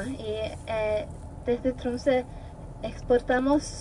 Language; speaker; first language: Spanish; non-native, fluent; Norwegian